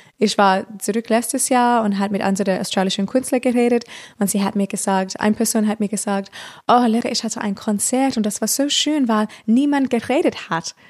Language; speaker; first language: German; non-native, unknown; English